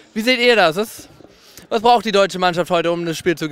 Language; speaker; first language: German; native; German